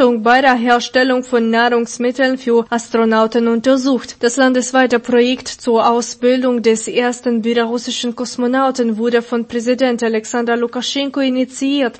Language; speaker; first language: German; non-native, fluent; Russian